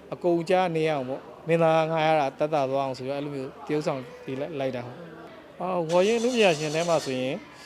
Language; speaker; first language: Burmese; non-native, local second language; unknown